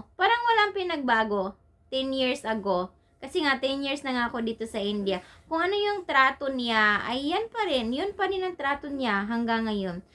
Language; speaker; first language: Filipino; non-native, local second language; Cebuano